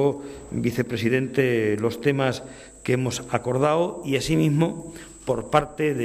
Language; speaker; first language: Spanish; native; Spanish